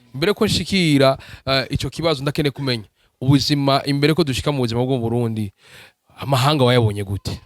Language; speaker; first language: Rundi; native; Rundi